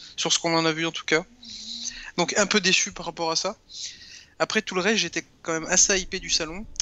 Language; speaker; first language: French; native; French